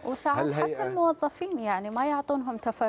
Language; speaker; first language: Arabic; native; Arabic